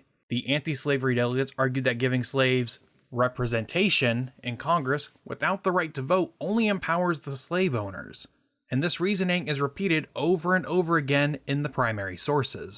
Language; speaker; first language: English; native; English